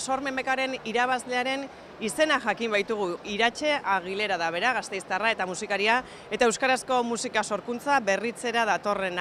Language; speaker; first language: Basque; native; Basque